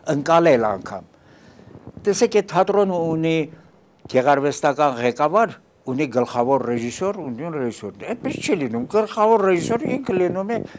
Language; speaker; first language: Armenian; early bilingual, heritage; Armenian